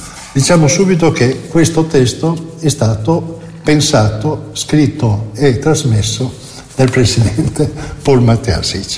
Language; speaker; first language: Italian; native; Italian